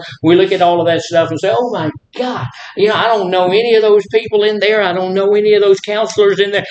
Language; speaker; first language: English; native; English